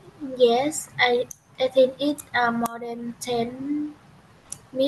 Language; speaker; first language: English; non-native, learner; Vietnamese